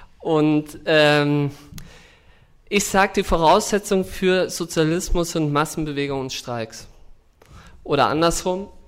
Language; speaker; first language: German; native; German